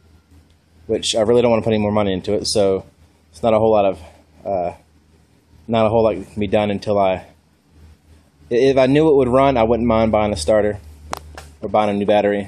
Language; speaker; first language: English; native; English